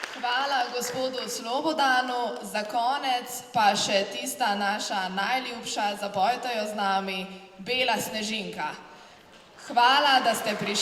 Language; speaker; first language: Slovenian; native; Slovenian